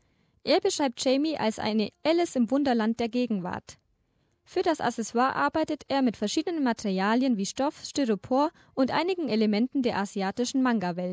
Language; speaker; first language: German; native; German